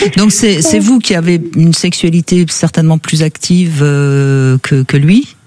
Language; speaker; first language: French; native; French